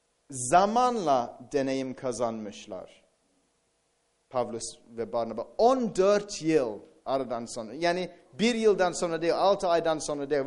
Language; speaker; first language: Turkish; non-native, fluent; English